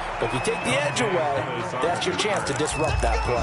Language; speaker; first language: English; native; English